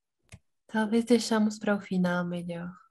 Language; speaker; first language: Portuguese; non-native, fluent; Spanish